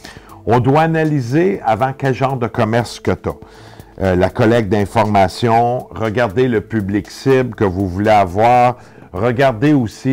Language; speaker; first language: French; native; French